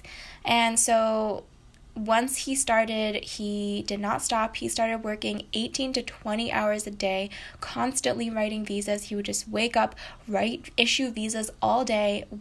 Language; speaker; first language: English; native; English